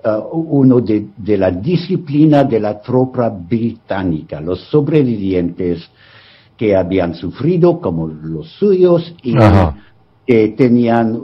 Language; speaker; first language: Spanish; non-native, fluent; English